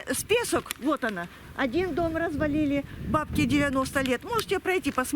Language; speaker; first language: Russian; native; Russian